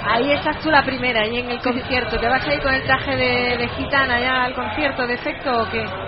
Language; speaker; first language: Spanish; native; Spanish